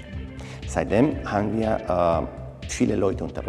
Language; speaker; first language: German; non-native, fluent; Spanish